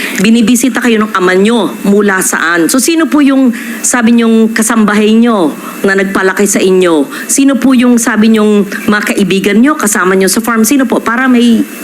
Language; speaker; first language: Filipino; native; Filipino